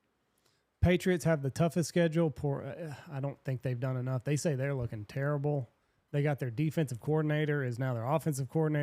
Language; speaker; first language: English; native; English